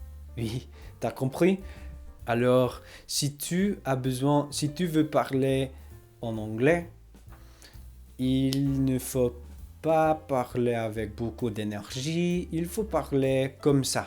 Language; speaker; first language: French; non-native, learner; English